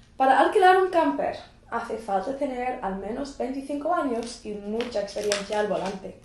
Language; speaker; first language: Spanish; non-native, fluent; English